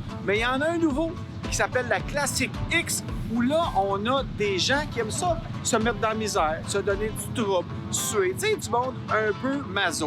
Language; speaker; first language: French; native; French